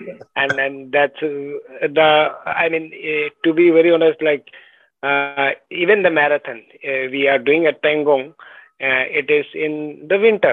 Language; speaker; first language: English; non-native, local second language; Ladakhi